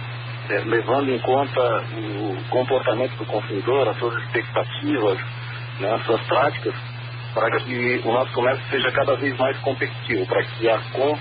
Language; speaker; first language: Portuguese; native; Portuguese